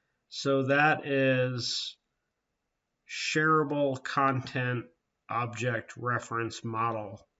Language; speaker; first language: English; native; English